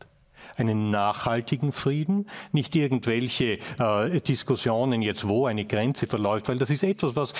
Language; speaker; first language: German; native; German